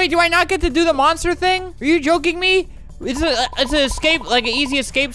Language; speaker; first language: English; native; English